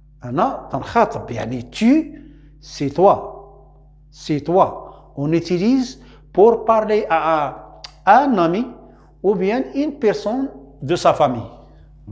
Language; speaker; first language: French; non-native, local second language; Arabic